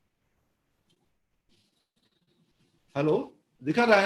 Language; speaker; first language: Hindi; non-native, local second language; Assamese